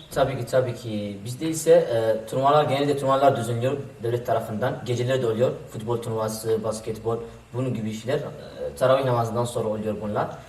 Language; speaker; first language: Turkish; non-native, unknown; Arabic